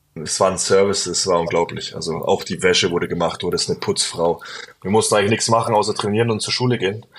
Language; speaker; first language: German; native; German